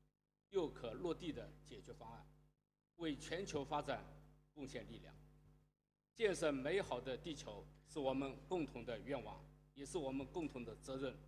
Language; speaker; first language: Chinese; native; Chinese